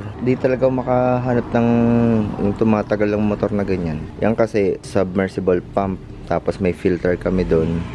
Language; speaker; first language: Filipino; native; Filipino